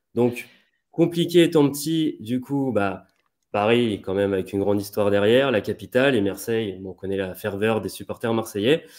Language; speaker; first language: French; native; French